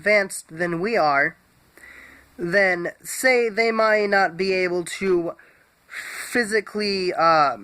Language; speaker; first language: English; native; English